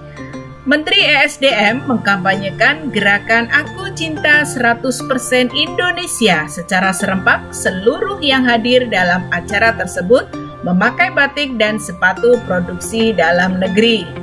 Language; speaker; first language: Indonesian; native; Indonesian